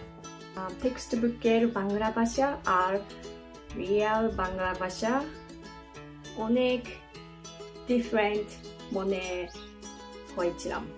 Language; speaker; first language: Bangla; non-native, learner; Japanese